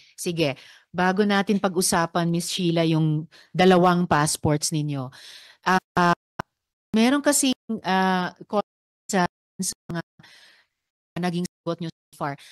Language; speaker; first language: Filipino; native; Filipino